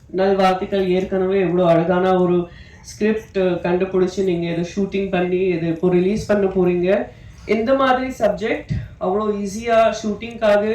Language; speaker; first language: Tamil; non-native, fluent; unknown